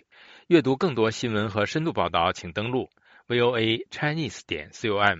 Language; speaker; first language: Chinese; native; Chinese